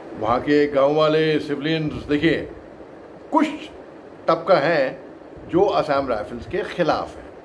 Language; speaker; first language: Hindi; native; Hindi